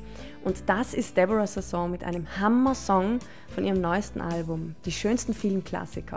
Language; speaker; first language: German; native; German